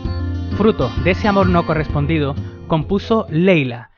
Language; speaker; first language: Spanish; native; Spanish